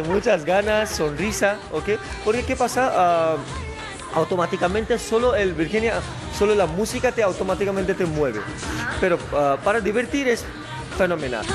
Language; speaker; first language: Spanish; non-native, fluent; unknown